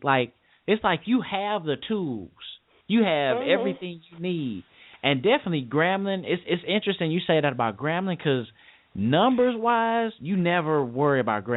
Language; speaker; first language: English; native; English